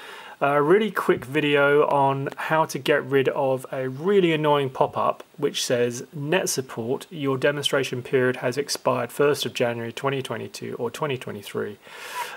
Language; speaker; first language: English; native; English